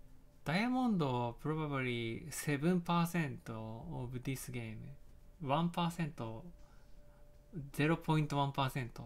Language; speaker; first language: English; non-native, learner; Japanese